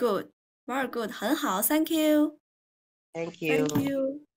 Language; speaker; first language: English; non-native, fluent; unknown